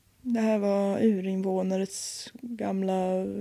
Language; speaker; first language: Swedish; native; Swedish